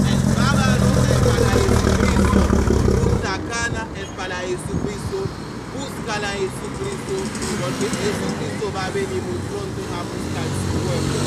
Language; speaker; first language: Spanish; non-native, learner; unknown